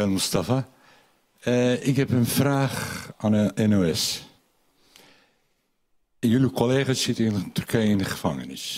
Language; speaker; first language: Dutch; non-native, fluent; Turkish